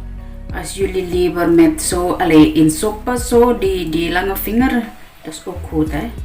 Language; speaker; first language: Dutch; non-native, learner; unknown